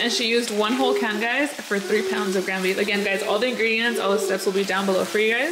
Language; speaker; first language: English; early bilingual, other home language; Spanish